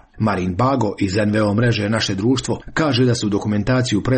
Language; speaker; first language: Serbian; native; Serbian